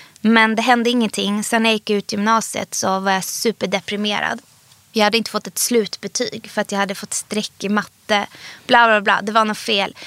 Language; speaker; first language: Swedish; early bilingual, other home language; Persian